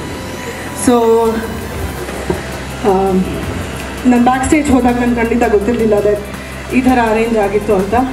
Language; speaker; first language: Kannada; native; Kannada